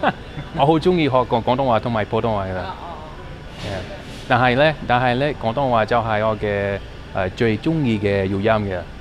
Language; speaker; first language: Cantonese; non-native, learner; English